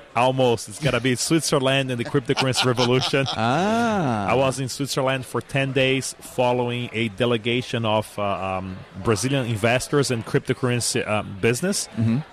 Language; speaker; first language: English; non-native, fluent; Portuguese